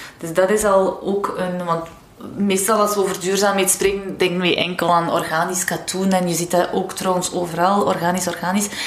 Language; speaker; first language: Dutch; non-native, local second language; French